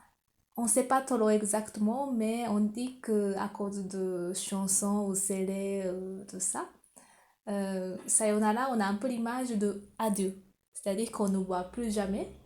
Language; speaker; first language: French; non-native, fluent; Japanese